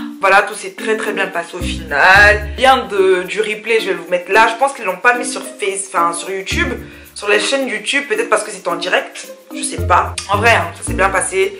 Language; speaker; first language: French; early bilingual, other home language; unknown